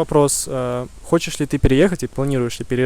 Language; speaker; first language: Russian; native; Russian